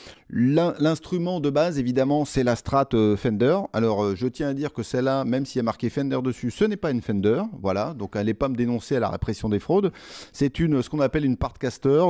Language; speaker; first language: French; native; French